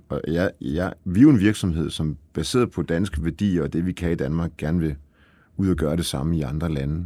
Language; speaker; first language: Danish; early bilingual, other home language; Polish